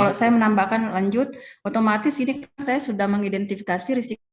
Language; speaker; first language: Indonesian; native; Indonesian